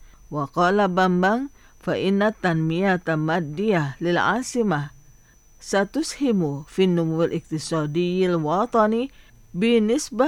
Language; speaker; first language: Arabic; non-native, fluent; Indonesian